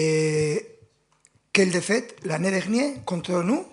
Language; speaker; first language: French; non-native, fluent; Spanish